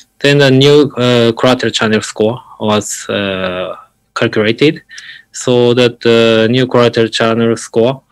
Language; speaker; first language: English; non-native, learner; Japanese